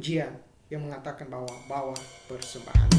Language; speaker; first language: Indonesian; native; Indonesian